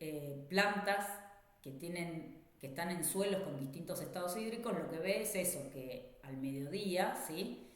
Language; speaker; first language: Spanish; native; Spanish